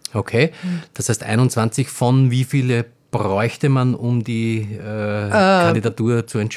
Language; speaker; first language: German; native; German